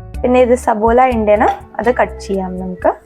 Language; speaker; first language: Malayalam; non-native, fluent; Hindi